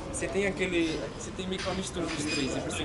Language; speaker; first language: Portuguese; native; Portuguese